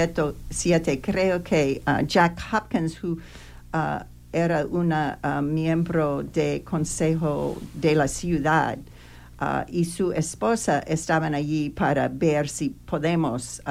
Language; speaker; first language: Spanish; non-native, learner; English